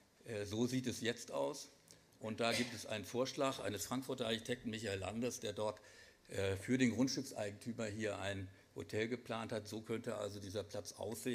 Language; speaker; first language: German; native; German